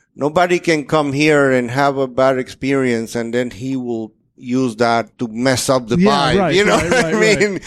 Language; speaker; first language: English; non-native, fluent; Spanish